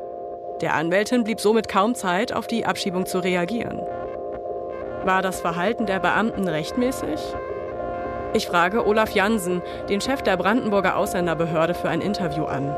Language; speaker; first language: German; native; German